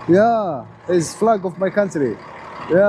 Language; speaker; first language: English; non-native, learner; Arabic